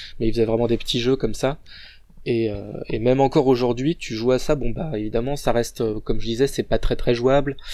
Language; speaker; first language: French; native; French